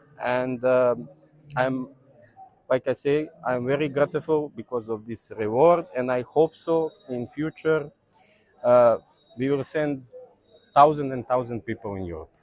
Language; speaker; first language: English; non-native, learner; Serbian